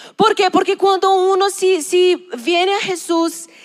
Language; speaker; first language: Spanish; non-native, learner; Portuguese